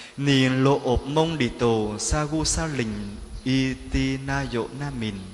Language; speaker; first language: Filipino; non-native, learner; Vietnamese